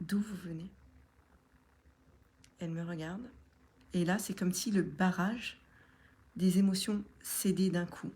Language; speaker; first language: French; native; French